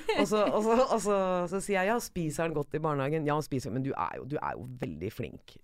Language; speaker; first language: Norwegian; early bilingual, other home language; Persian